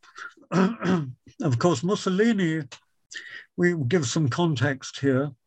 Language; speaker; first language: English; native; English